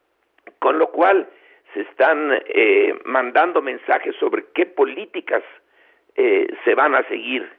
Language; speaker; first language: Spanish; native; Spanish